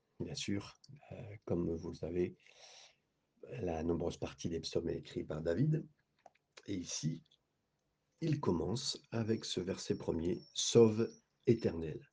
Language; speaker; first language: French; native; French